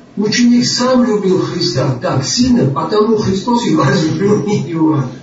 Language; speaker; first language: Russian; non-native, local second language; Georgian